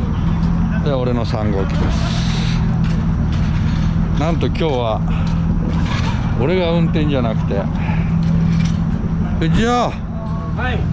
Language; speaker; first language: Japanese; native; Japanese